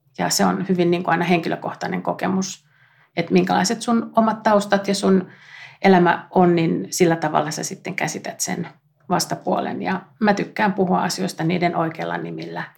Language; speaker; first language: Finnish; native; Finnish